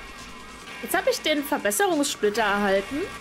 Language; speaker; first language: German; native; German